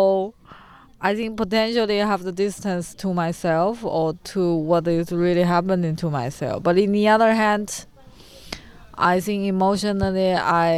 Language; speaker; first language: English; non-native, learner; Chinese